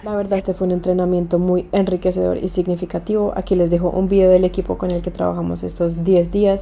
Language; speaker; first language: Spanish; native; Spanish